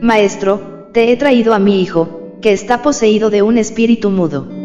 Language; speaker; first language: Spanish; native; Spanish